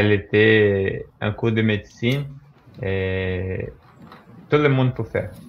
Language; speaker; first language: French; non-native, fluent; Portuguese